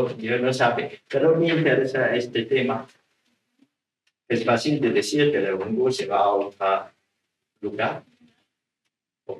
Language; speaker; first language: Spanish; non-native, learner; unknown